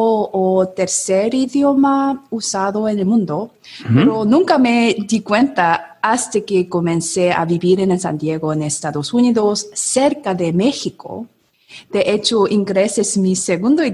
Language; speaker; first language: Spanish; non-native, learner; Korean